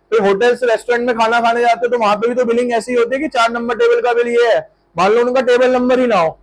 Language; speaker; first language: Hindi; native; Hindi